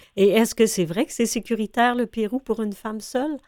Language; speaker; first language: French; native; French